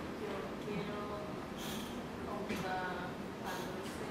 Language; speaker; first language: Spanish; non-native, learner; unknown